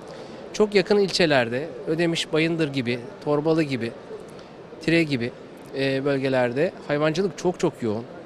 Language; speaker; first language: Turkish; native; Turkish